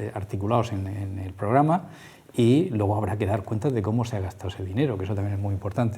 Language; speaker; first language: Spanish; native; Spanish